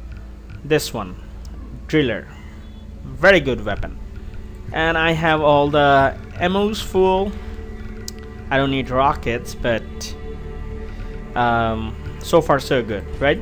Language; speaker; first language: English; non-native, fluent; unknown